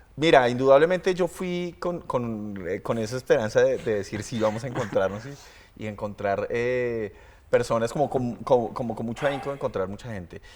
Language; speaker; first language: Spanish; native; Spanish